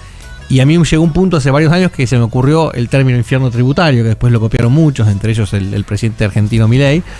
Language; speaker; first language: Spanish; native; Spanish